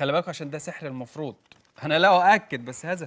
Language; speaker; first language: Arabic; native; Arabic